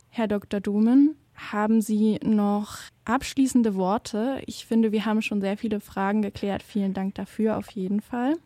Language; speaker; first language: German; native; German